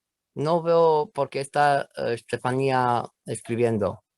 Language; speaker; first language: Spanish; non-native, learner; Romanian